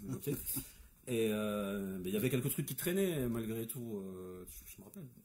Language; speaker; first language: French; non-native, local second language; Arabic